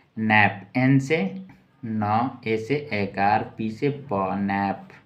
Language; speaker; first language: Hindi; native; Hindi